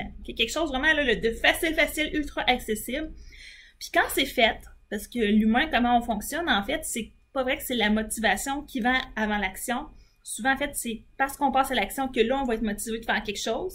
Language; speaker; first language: French; native; French